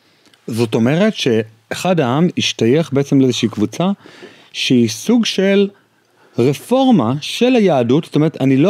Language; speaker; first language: Hebrew; native; Hebrew